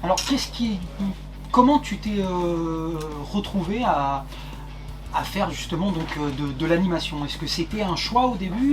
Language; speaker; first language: French; native; French